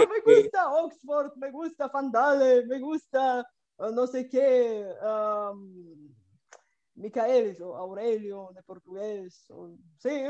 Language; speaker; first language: Spanish; non-native, fluent; Bulgarian